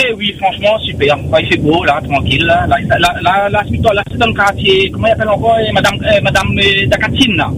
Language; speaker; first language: French; non-native, local second language; Réunion Creole French